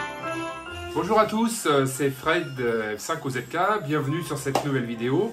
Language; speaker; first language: French; native; French